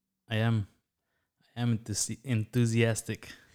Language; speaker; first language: English; early bilingual, other home language; Spanish